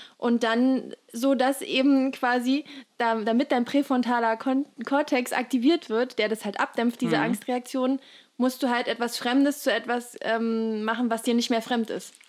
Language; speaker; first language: German; native; German